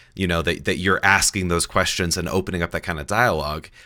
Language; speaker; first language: English; native; English